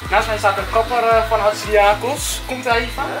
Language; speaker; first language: Dutch; native; Dutch